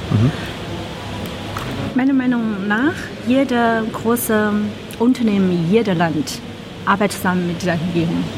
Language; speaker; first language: German; non-native, learner; Chinese